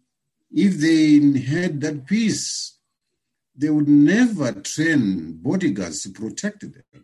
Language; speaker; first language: English; non-native, local second language; Shona